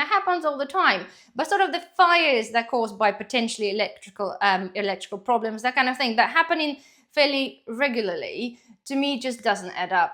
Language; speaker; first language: English; non-native, fluent; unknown